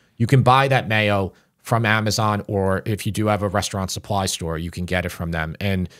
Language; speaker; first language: English; native; English